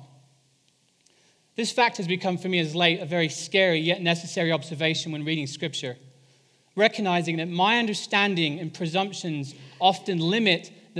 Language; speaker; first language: English; native; English